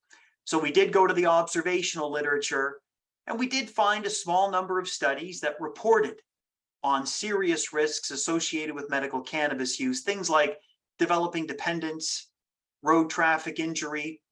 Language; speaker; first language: English; native; English